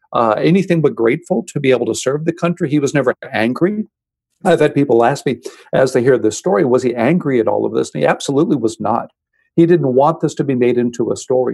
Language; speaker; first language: English; native; English